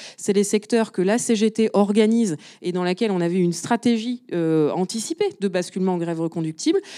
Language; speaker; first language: French; native; French